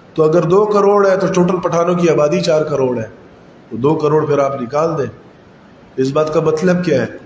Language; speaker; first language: Urdu; non-native, local second language; Pashto